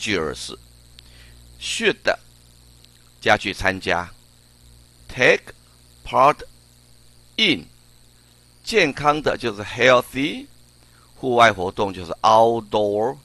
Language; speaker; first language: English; non-native, fluent; Chinese